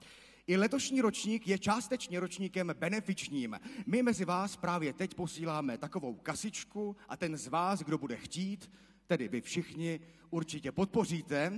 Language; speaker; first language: Czech; native; Czech